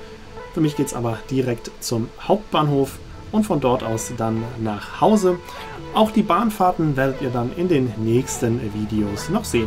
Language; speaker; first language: German; native; German